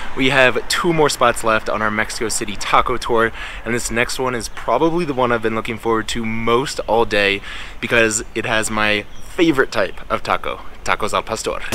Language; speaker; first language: English; native; English